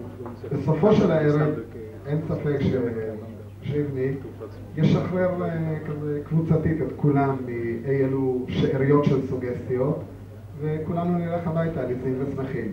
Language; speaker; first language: Hebrew; native; Hebrew